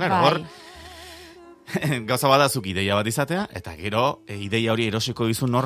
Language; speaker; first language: Basque; native; Basque